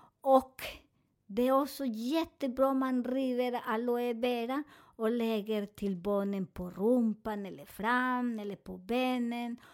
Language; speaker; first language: Swedish; non-native, fluent; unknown